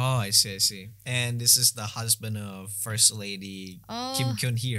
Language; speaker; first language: English; non-native, fluent; Indonesian